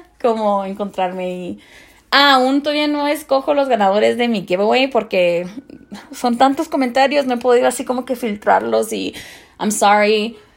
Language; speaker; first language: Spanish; early bilingual, heritage; Spanish